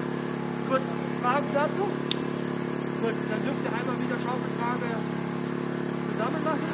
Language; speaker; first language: German; non-native, local second language; Romansh